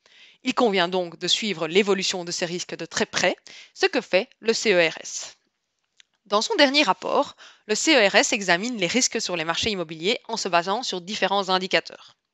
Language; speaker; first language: French; native; French